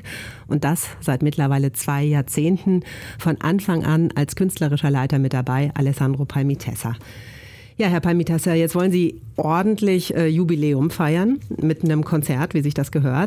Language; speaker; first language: German; native; German